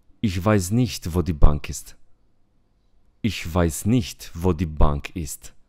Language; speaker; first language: German; non-native, fluent; Romanian